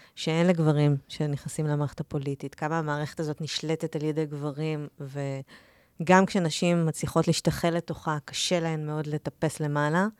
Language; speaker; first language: Hebrew; native; Hebrew